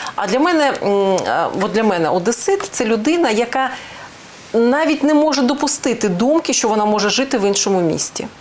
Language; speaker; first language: Ukrainian; non-native, local second language; Russian